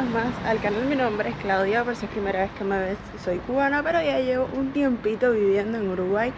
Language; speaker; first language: Spanish; native; Spanish